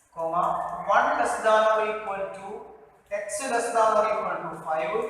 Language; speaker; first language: English; non-native, local second language; Malayalam